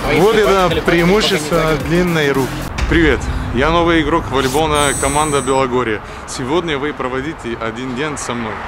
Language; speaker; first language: Russian; non-native, learner; Bulgarian